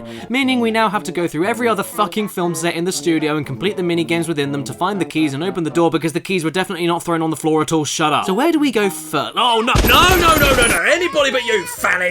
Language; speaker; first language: English; native; English